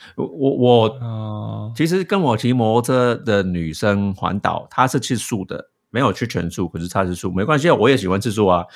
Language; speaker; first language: Chinese; early bilingual, heritage; Chinese